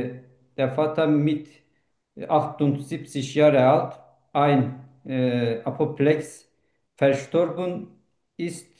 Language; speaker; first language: German; non-native, learner; Turkish